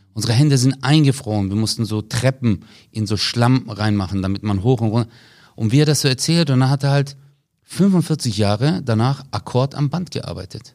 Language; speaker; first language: German; early bilingual, other home language; Turkish